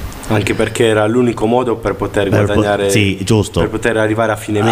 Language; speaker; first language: Italian; native; Italian